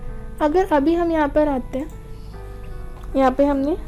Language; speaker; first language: Hindi; native; Hindi